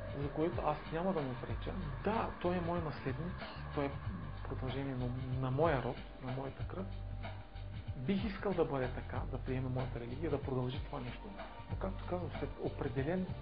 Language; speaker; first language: Bulgarian; non-native, local second language; Turkish